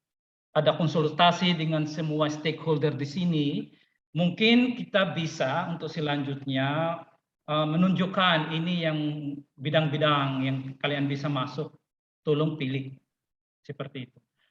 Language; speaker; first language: Indonesian; non-native, fluent; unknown